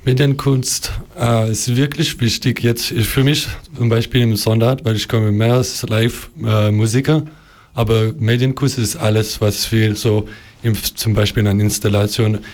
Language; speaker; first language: German; non-native, learner; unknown